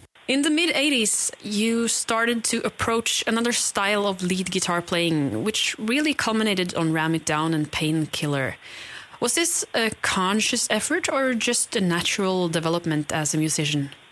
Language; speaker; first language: English; non-native, fluent; Norwegian